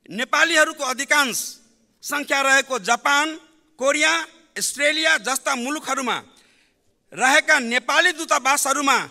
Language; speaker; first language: Nepali; non-native, local second language; Maithili